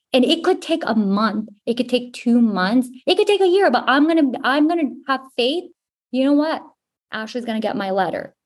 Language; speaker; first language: English; native; English